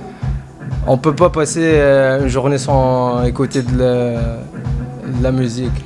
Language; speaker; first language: French; non-native, fluent; Arabic